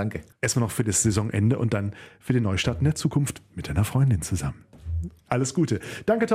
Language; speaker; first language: German; native; German